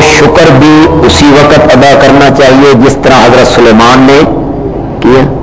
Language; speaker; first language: Urdu; non-native, local second language; Punjabi